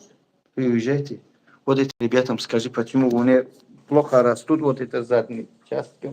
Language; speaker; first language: Russian; non-native, learner; Tajik